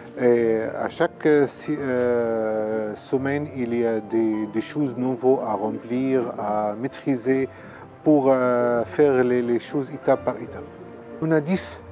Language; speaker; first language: French; non-native, fluent; Arabic